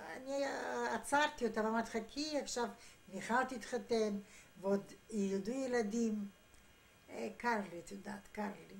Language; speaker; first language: Hebrew; non-native, fluent; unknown